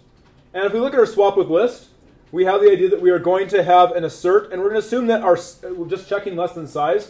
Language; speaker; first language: English; native; English